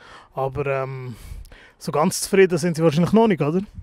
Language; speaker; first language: German; native; German